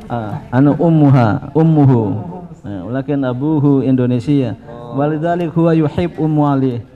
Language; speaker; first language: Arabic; non-native, fluent; Indonesian